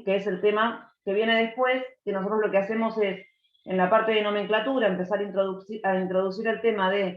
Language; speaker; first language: Spanish; native; Spanish